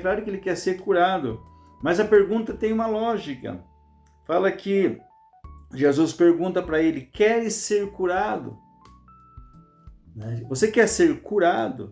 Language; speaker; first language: Portuguese; native; Portuguese